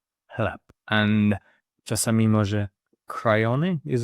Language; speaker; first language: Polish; non-native, learner; English